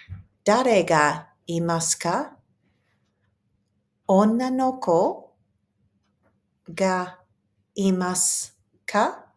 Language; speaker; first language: Japanese; non-native, fluent; English